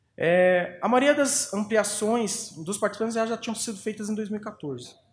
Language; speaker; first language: Portuguese; native; Portuguese